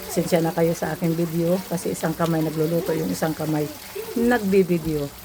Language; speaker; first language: Filipino; non-native, local second language; Hiligaynon